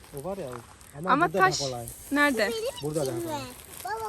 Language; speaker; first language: Turkish; non-native, learner; Indonesian